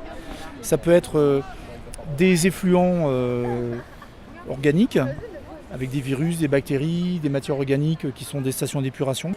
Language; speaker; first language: French; native; French